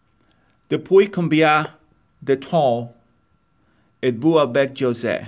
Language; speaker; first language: French; non-native, learner; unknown